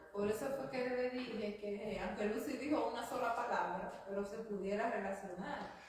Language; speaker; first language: Spanish; native; Spanish